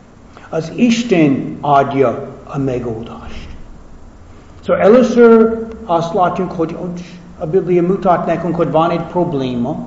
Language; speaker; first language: Hungarian; non-native, fluent; English